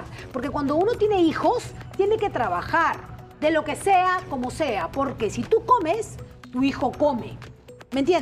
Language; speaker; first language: Spanish; native; Spanish